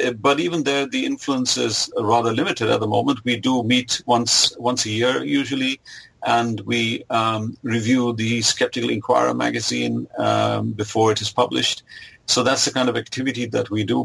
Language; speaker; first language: English; non-native, local second language; German